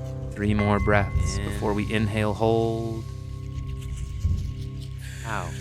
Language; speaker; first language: English; native; English